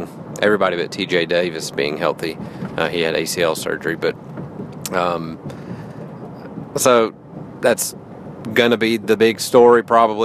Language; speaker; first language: English; native; English